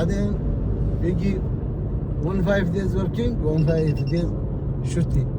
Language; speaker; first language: Arabic; non-native, learner; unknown